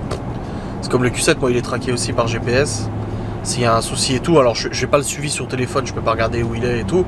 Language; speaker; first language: French; native; French